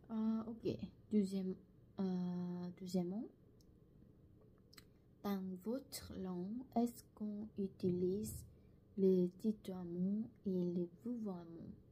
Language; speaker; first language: French; non-native, learner; Korean